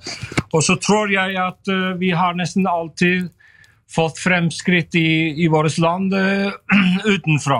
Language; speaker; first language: Norwegian; non-native, fluent; Icelandic